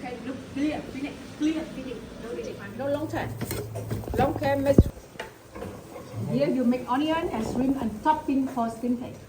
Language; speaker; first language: English; non-native, learner; Vietnamese